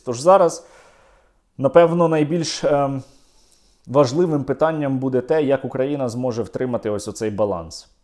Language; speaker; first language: Ukrainian; native; Ukrainian